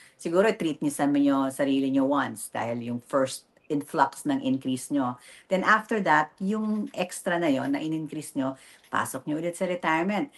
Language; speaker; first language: Filipino; native; Filipino